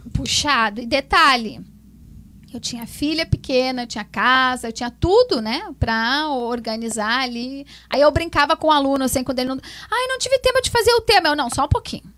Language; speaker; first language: Portuguese; native; Portuguese